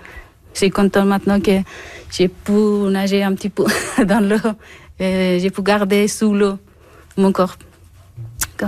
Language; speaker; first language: French; non-native, learner; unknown